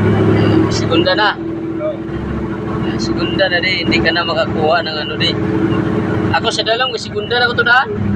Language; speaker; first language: Filipino; non-native, local second language; Hiligaynon